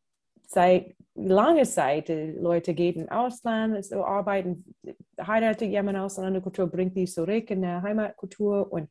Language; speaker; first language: German; non-native, fluent; English